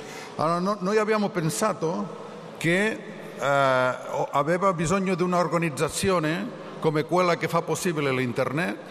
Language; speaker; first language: Italian; non-native, learner; Catalan